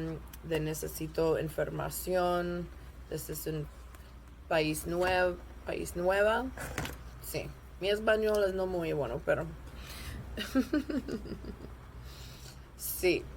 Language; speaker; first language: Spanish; non-native, learner; English